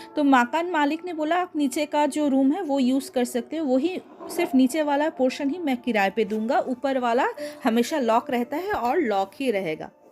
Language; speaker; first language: Hindi; non-native, local second language; Bangla